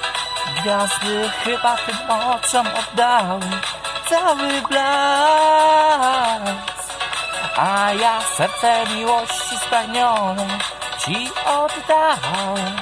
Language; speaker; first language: Polish; native; Polish